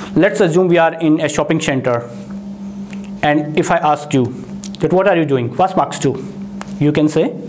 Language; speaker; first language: English; non-native, local second language; Hindi